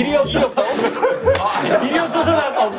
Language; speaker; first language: Korean; native; Korean